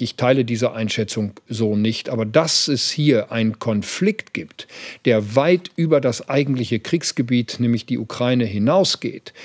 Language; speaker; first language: German; native; German